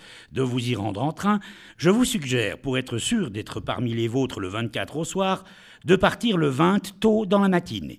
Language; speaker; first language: French; native; French